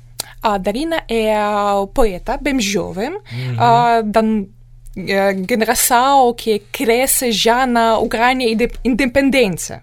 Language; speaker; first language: Portuguese; non-native, fluent; Ukrainian